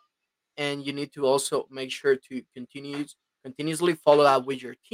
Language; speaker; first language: English; non-native, fluent; Spanish